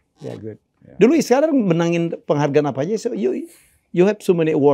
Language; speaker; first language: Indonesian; native; Indonesian